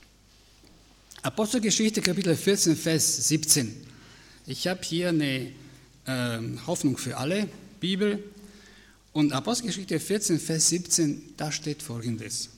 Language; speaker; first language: German; non-native, fluent; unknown